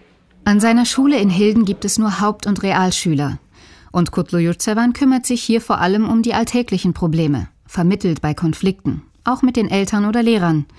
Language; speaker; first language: German; native; German